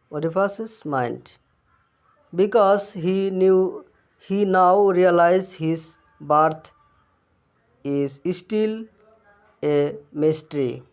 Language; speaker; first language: English; non-native, local second language; Bangla